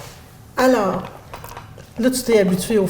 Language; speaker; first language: French; native; French